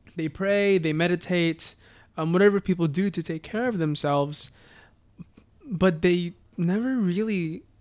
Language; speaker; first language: English; native; English